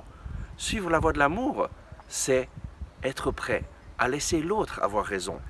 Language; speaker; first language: French; native; French